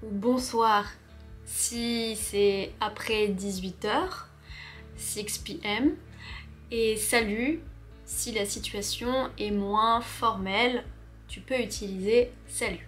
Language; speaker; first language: French; native; French